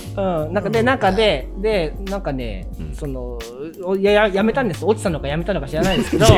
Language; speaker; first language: Japanese; native; Japanese